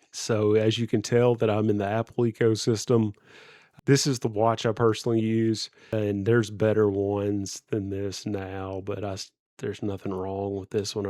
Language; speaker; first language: English; native; English